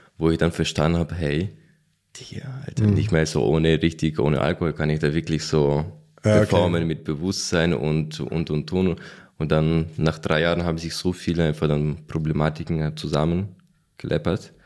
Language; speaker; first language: German; non-native, fluent; Ukrainian